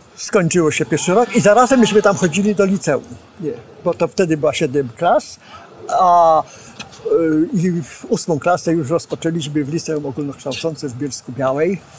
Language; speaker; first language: Polish; native; Polish